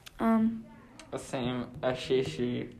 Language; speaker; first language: Portuguese; non-native, learner; English